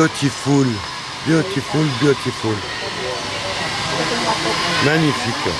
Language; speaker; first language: English; non-native, learner; French